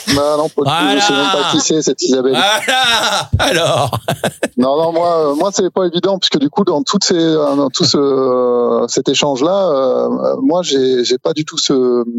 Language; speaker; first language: French; native; French